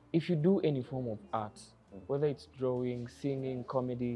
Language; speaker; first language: English; non-native, local second language; Kikuyu